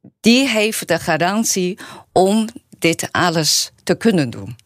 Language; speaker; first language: Dutch; non-native, learner; Chinese